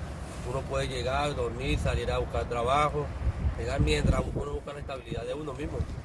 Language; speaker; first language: Spanish; native; Spanish